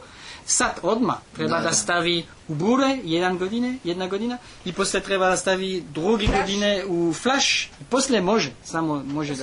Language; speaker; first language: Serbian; non-native, learner; French